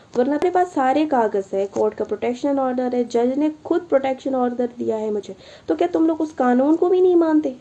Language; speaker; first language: Hindi; non-native, local second language; Assamese